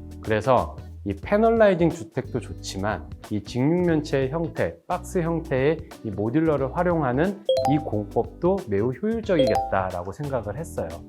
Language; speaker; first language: Korean; native; Korean